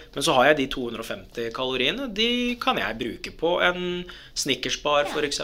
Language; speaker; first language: Norwegian; early bilingual, other home language; Arabic